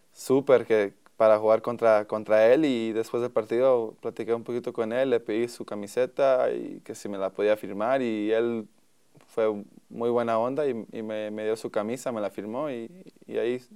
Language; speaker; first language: Spanish; early bilingual, heritage; Spanish